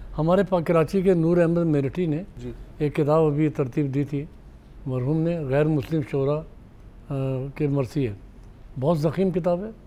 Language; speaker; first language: Urdu; native; Urdu